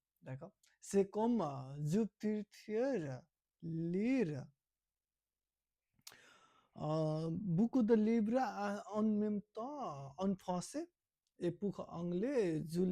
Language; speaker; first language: French; non-native, learner; Nepali